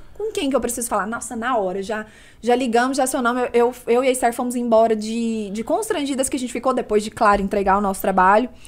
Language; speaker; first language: Portuguese; native; Portuguese